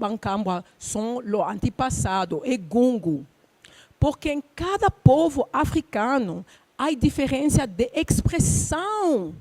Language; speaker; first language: Portuguese; non-native, learner; Luba-Lulua